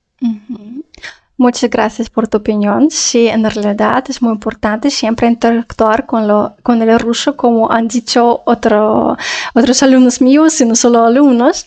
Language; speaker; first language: Spanish; non-native, fluent; Russian